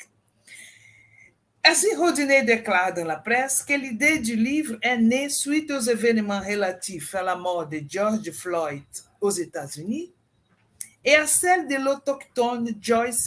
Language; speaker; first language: French; non-native, fluent; Portuguese